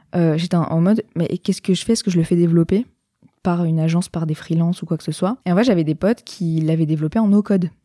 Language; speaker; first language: French; native; French